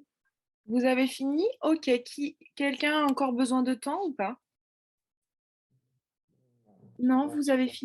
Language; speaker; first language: French; native; French